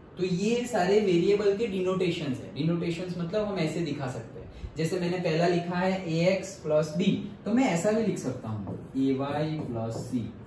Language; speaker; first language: Hindi; non-native, local second language; Gujarati